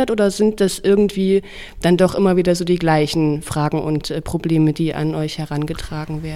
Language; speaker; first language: German; native; German